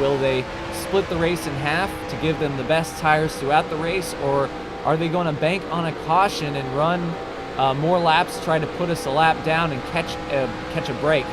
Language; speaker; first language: English; native; English